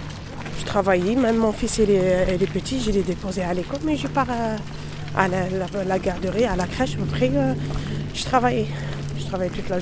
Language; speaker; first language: French; non-native, learner; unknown